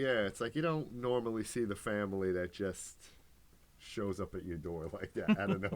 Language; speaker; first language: English; native; English